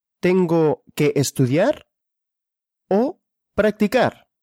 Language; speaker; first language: Spanish; non-native, fluent; Russian